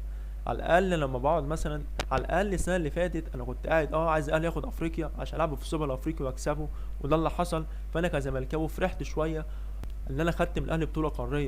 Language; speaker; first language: Arabic; native; Arabic